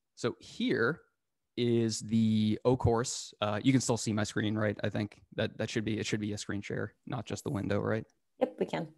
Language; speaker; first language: English; native; English